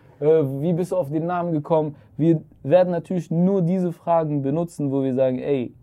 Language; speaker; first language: German; early bilingual, other home language; Arabic